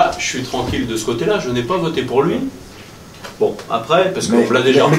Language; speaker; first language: French; native; French